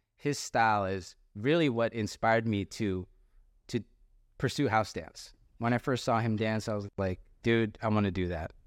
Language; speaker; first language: English; native; English